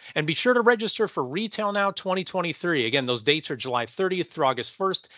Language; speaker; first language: English; native; English